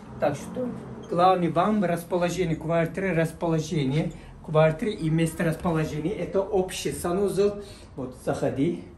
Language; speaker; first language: Russian; non-native, learner; Turkish